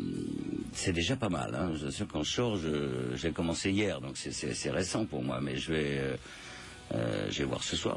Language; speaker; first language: French; native; French